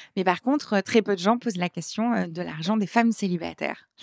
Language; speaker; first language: French; native; French